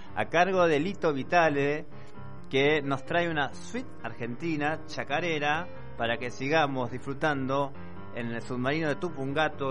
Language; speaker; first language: Spanish; native; Spanish